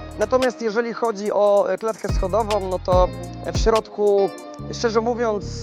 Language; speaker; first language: Polish; native; Polish